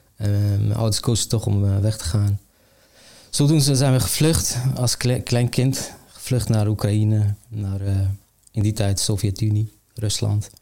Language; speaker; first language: Dutch; early bilingual, other home language; Armenian